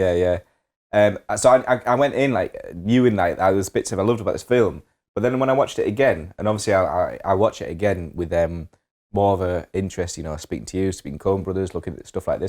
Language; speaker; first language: English; native; English